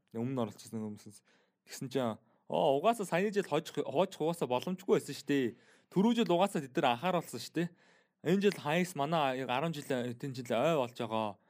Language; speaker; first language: Mongolian; native; Mongolian